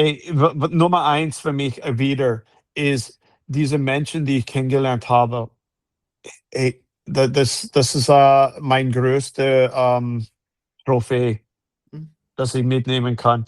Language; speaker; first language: German; non-native, fluent; English